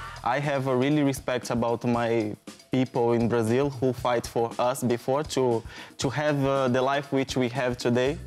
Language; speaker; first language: English; non-native, learner; Portuguese